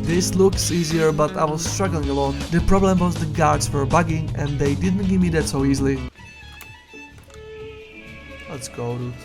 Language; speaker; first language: English; non-native, fluent; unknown